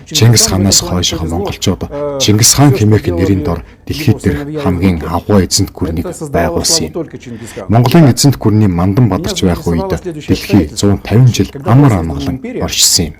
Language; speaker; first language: Mongolian; native; Mongolian